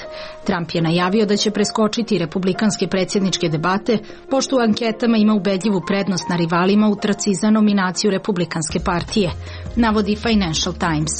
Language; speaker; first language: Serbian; non-native, learner; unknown